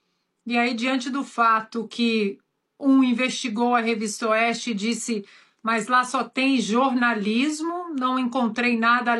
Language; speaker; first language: Portuguese; native; Portuguese